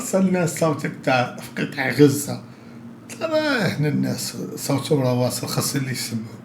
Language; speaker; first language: Arabic; native; Arabic